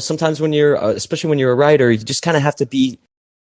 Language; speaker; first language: English; native; English